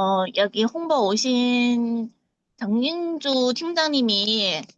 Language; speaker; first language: Korean; non-native, learner; Chinese